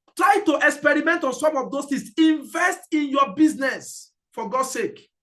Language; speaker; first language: English; non-native, local second language; Yoruba